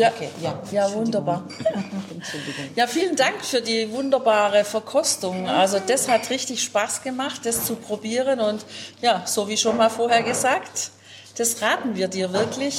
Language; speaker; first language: German; native; German